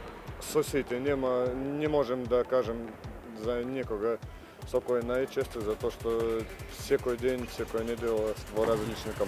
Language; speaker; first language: Macedonian; non-native, fluent; Russian